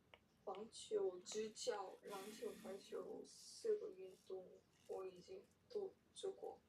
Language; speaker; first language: Chinese; non-native, learner; Korean